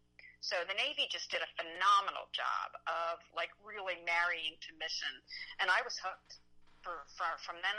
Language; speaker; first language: English; native; English